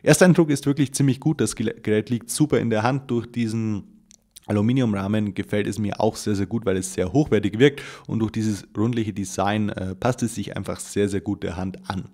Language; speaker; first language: German; native; German